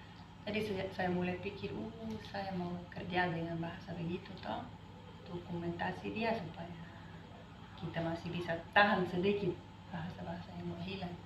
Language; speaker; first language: Indonesian; non-native, fluent; Dutch